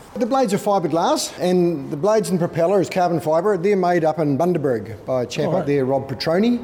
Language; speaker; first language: English; native; English